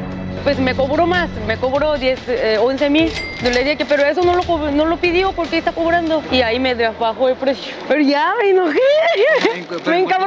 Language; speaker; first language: Spanish; native; Spanish